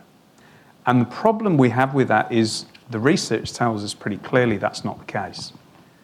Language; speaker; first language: English; native; English